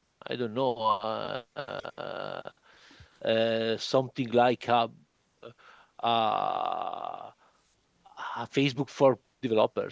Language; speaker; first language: English; non-native, learner; Italian